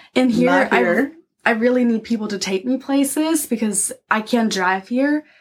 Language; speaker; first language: English; non-native, fluent; German